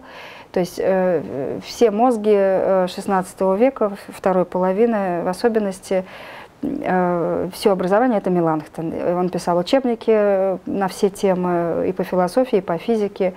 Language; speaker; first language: Russian; native; Russian